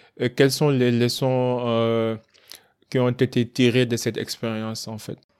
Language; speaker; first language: French; non-native, local second language; Wolof